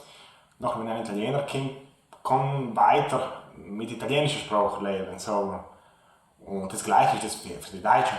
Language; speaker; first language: German; non-native, learner; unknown